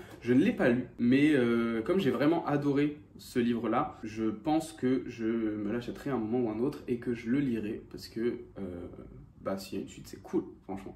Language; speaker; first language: French; native; French